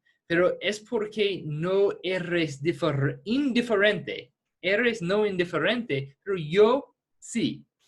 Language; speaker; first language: Spanish; non-native, fluent; English